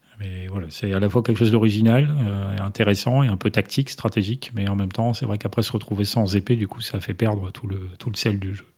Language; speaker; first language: French; native; French